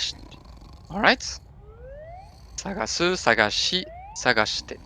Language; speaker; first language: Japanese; non-native, fluent; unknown